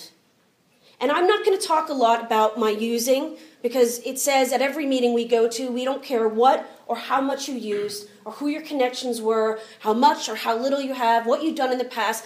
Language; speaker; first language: English; native; English